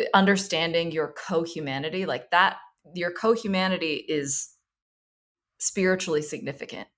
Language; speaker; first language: English; early bilingual, other home language; Chinese